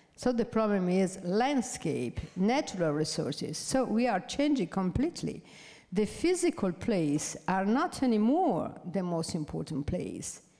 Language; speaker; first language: English; non-native, fluent; Italian